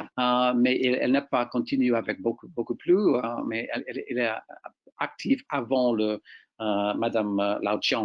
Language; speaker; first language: French; non-native, fluent; English